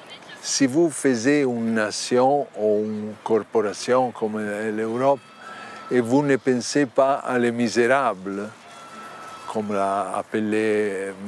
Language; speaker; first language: French; non-native, learner; Italian